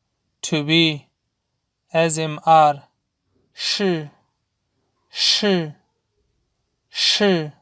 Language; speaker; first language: Chinese; non-native, learner; Urdu